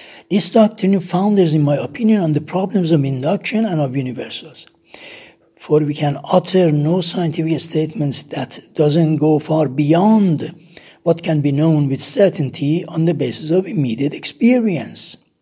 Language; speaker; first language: English; non-native, fluent; Persian